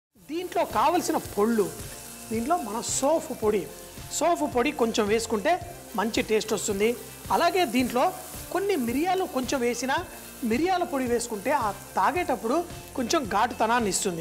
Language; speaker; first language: Telugu; native; Telugu